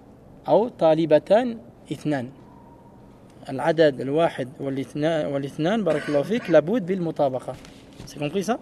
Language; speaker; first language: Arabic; non-native, fluent; French